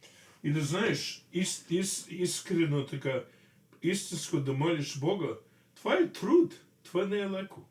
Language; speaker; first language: Bulgarian; non-native, fluent; English